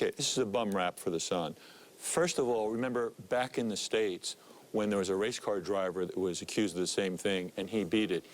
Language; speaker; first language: English; native; English